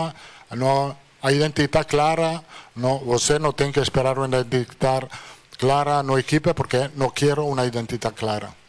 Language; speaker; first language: Portuguese; non-native, fluent; Italian